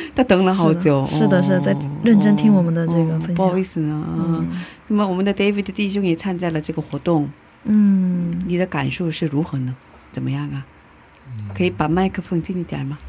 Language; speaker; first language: Chinese; non-native, fluent; Korean